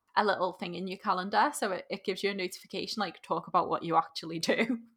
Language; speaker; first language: English; native; English